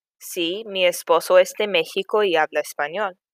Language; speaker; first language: Spanish; non-native, fluent; English